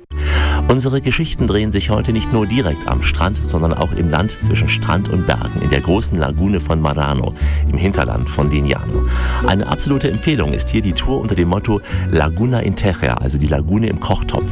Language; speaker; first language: German; native; German